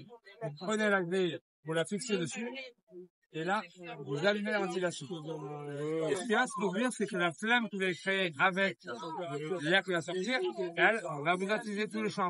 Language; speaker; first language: French; native; French